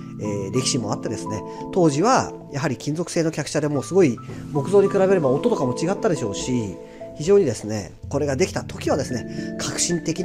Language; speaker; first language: Japanese; native; Japanese